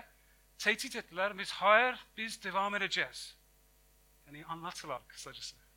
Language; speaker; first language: Turkish; non-native, fluent; English